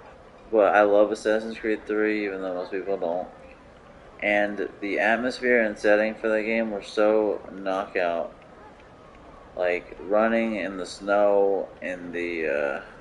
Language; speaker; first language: English; native; English